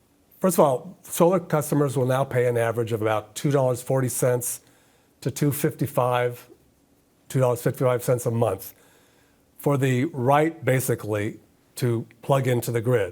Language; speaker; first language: English; native; English